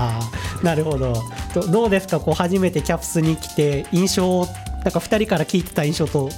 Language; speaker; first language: Japanese; native; Japanese